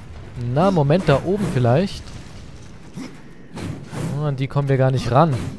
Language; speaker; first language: German; native; German